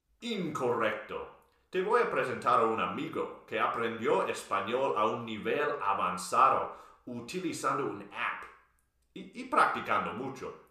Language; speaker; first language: Spanish; non-native, fluent; English